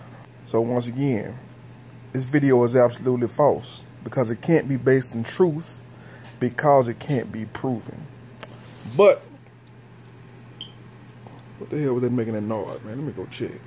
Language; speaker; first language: English; native; English